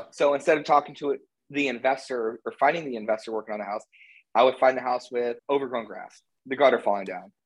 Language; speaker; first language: English; native; English